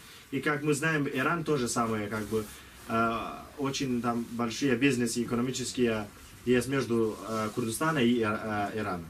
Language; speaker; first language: Russian; non-native, learner; Kurdish